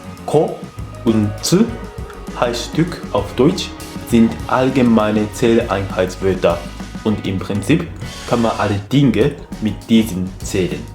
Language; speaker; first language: German; non-native, fluent; Japanese